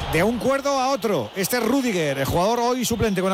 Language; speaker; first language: Spanish; native; Spanish